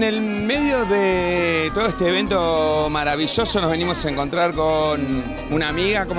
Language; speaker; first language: Spanish; native; Spanish